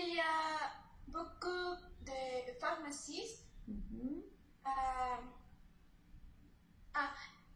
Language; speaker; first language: French; non-native, learner; Spanish